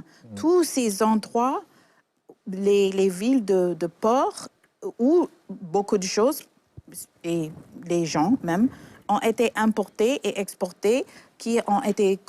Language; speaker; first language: French; non-native, fluent; English